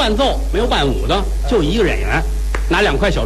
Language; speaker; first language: Chinese; native; Chinese